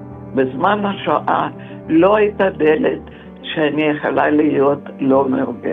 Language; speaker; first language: Hebrew; non-native, fluent; Russian